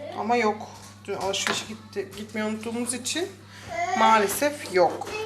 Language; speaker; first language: Turkish; early bilingual, heritage; Turkish